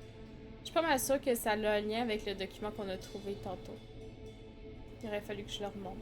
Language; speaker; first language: French; native; French